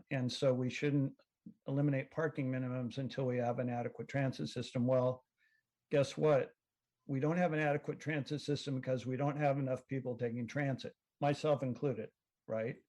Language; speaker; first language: English; native; English